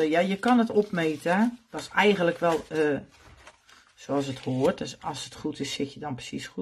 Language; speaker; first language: Dutch; native; Dutch